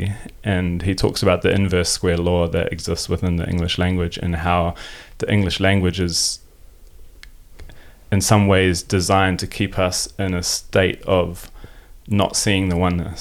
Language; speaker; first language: English; non-native, local second language; German